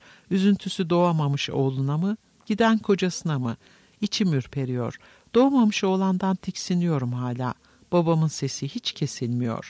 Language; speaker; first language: Turkish; native; Turkish